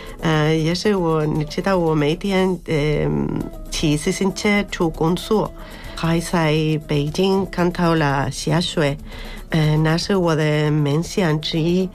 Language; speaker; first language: Chinese; non-native, learner; Spanish